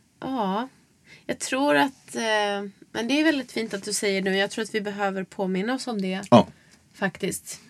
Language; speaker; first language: Swedish; native; Swedish